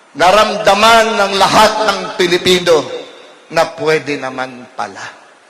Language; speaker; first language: Filipino; native; Filipino